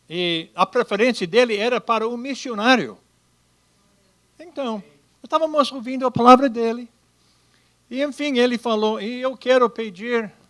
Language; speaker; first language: Portuguese; non-native, fluent; English